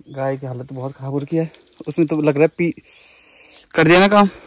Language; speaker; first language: Hindi; native; Hindi